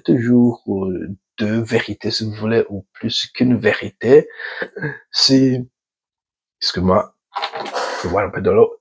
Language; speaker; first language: French; non-native, local second language; Rundi